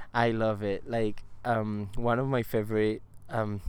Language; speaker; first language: English; non-native, fluent; Italian